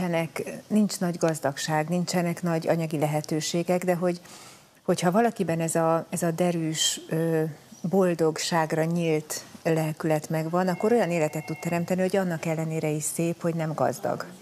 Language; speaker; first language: Hungarian; native; Hungarian